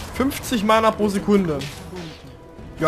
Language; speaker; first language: German; native; German